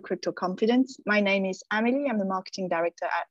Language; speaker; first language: English; non-native, fluent; French